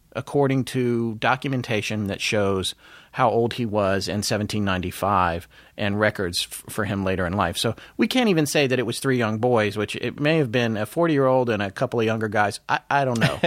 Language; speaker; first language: English; native; English